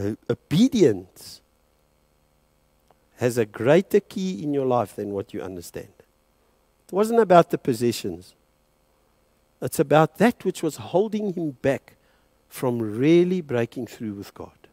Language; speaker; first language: English; native; English